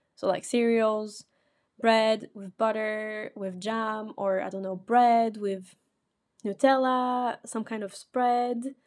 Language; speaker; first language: English; non-native, fluent; French